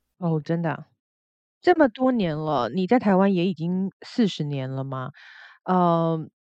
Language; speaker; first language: Chinese; native; Chinese